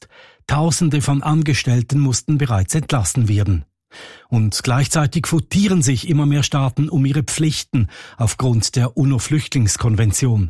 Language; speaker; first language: German; native; German